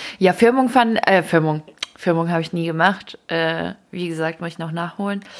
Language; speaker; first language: German; early bilingual, other home language; Ukrainian